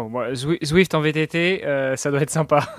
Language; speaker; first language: French; native; French